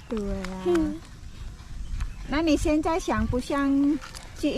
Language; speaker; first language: Chinese; non-native, fluent; Indonesian